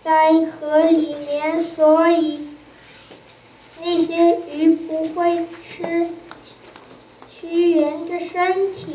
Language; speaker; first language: Chinese; early bilingual, heritage; Chinese